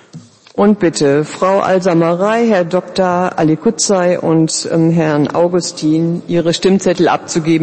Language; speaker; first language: German; native; German